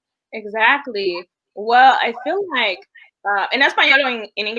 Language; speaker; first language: Spanish; early bilingual, heritage; English